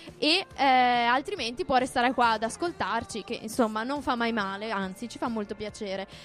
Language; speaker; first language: Italian; native; Italian